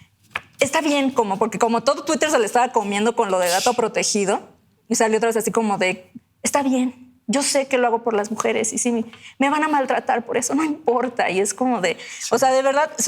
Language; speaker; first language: Spanish; native; Spanish